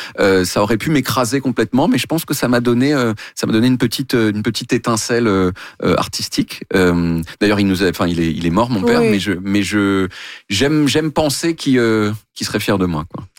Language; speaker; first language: French; native; French